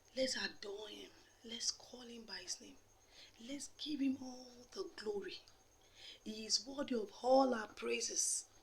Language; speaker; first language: English; non-native, local second language; Yoruba